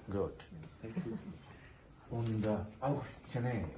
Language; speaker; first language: German; non-native, learner; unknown